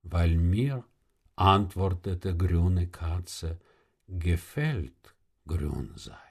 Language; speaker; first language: German; non-native, fluent; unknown